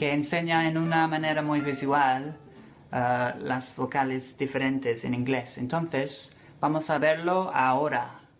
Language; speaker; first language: Spanish; non-native, fluent; English